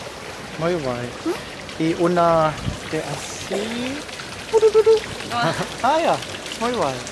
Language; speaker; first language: Spanish; non-native, learner; German